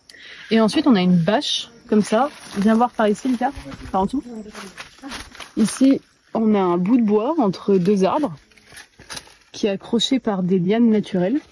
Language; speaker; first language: French; native; French